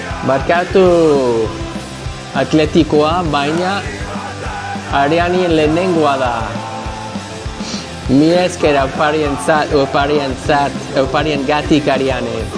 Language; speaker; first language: Basque; non-native, learner; English